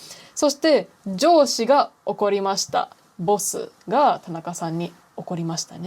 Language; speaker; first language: Japanese; non-native, fluent; English